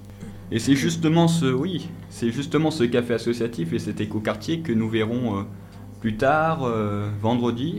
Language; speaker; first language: French; native; French